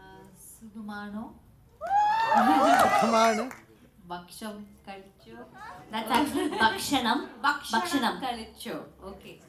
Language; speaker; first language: Malayalam; non-native, learner; Telugu